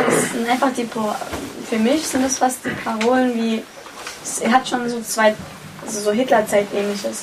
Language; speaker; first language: German; early bilingual, other home language; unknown